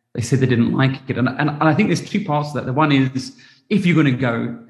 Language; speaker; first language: English; native; English